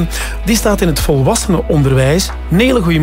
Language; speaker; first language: Dutch; native; Dutch